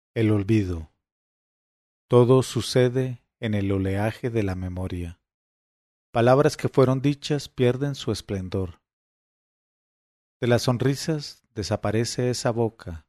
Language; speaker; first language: Spanish; native; Spanish